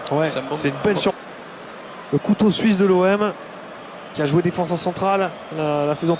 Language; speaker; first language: French; native; French